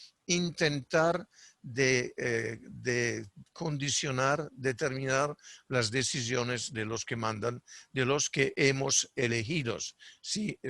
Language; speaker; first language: Spanish; non-native, fluent; Italian